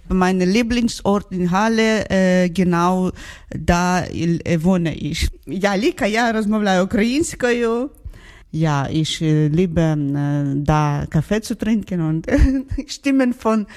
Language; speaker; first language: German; non-native, learner; Ukrainian